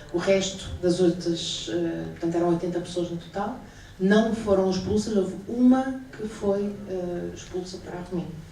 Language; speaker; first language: Portuguese; native; Portuguese